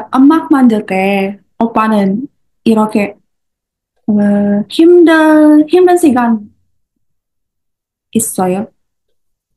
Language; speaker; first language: Korean; non-native, learner; Indonesian